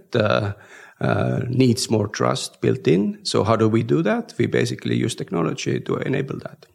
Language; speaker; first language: English; non-native, fluent; Estonian